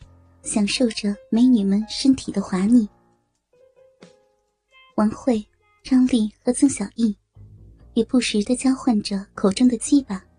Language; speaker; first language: Chinese; native; Chinese